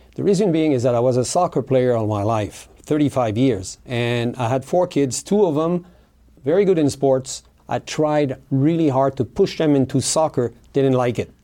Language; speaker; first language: English; non-native, fluent; French